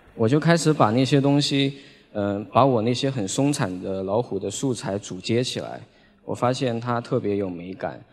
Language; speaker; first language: Chinese; native; Chinese